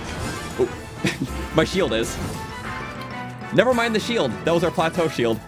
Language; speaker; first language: English; native; English